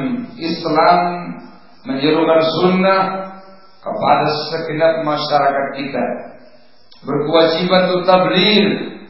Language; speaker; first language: Indonesian; native; Indonesian